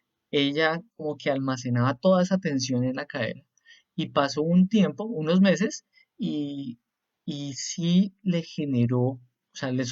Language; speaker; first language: Spanish; native; Spanish